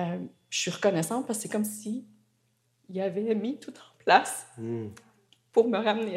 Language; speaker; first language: French; native; French